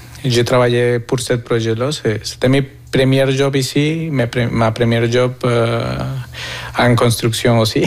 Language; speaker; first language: French; non-native, fluent; Spanish